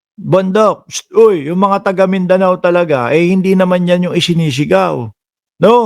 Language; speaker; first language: Filipino; native; Filipino